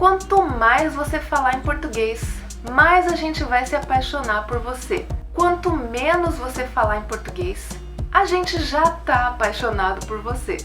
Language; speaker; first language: Portuguese; native; Portuguese